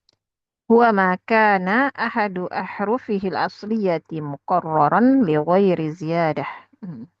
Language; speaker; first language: Arabic; non-native, fluent; Indonesian